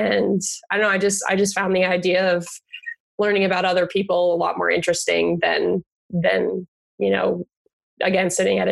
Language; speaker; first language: English; native; English